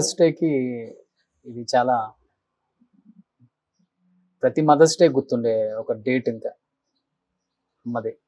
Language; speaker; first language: Telugu; native; Telugu